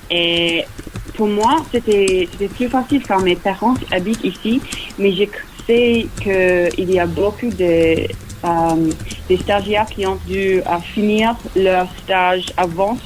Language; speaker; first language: French; non-native, fluent; English